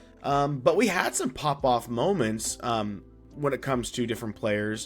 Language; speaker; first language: English; native; English